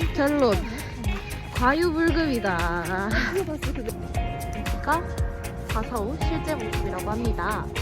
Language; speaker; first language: Korean; native; Korean